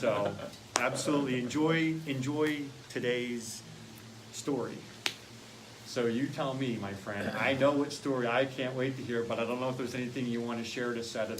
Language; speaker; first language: English; native; English